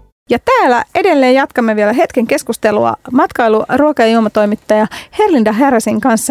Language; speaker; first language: Finnish; native; Finnish